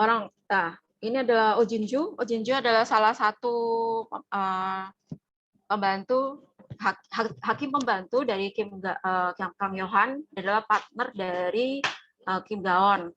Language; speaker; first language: Indonesian; native; Indonesian